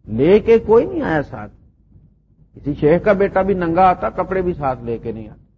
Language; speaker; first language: Urdu; non-native, local second language; Punjabi